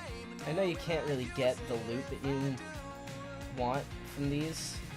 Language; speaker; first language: English; native; English